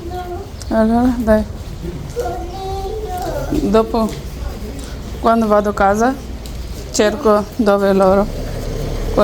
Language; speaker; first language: Italian; non-native, learner; Bangla